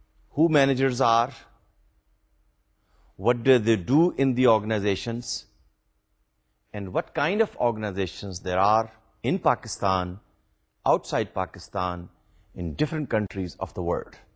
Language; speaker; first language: English; non-native, local second language; Urdu